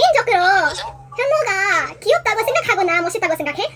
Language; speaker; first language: Korean; non-native, learner; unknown